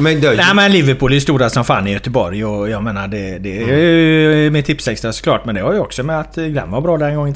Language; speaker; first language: Swedish; native; Swedish